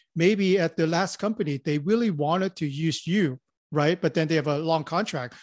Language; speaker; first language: English; non-native, local second language; Cantonese